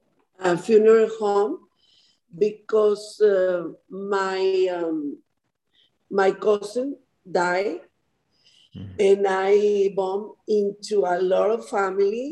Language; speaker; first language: English; non-native, learner; Spanish